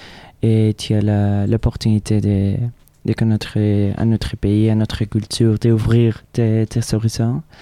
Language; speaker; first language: French; non-native, learner; Spanish